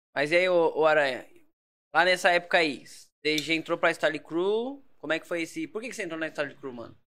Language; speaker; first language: Portuguese; native; Portuguese